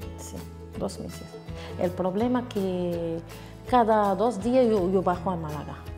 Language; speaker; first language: Spanish; non-native, learner; Arabic